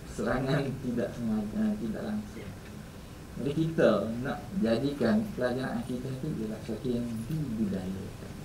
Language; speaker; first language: Malay; native; Malay